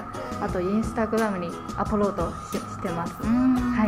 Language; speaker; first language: Japanese; non-native, fluent; Chinese